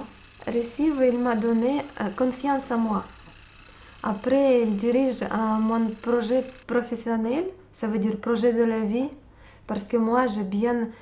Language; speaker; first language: French; non-native, learner; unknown